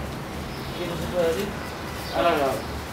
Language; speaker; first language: Spanish; native; Spanish